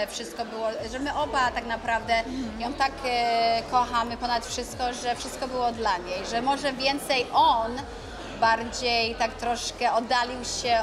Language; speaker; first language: Polish; early bilingual, other home language; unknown